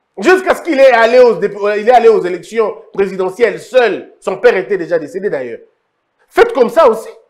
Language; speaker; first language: French; non-native, local second language; Lingala